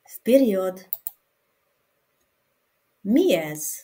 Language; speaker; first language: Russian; non-native, fluent; Hungarian